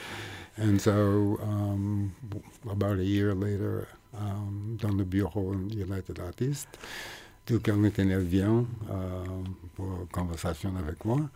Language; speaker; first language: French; non-native, learner; English